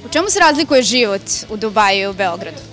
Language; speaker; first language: Serbian; native; Serbian